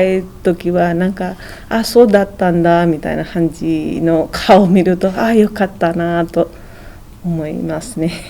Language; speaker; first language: Japanese; non-native, fluent; Nepali